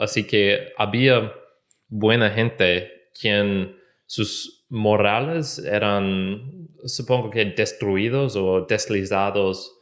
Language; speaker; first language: Spanish; non-native, learner; English